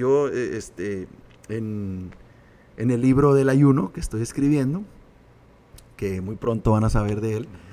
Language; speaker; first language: Spanish; native; Spanish